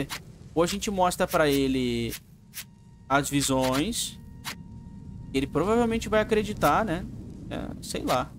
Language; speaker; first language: Portuguese; native; Portuguese